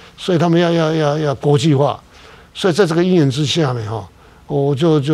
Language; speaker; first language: Chinese; native; Chinese